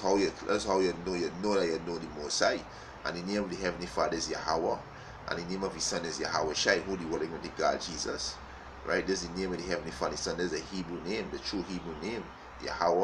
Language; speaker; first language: English; native; English